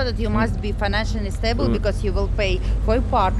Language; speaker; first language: English; non-native, fluent; Russian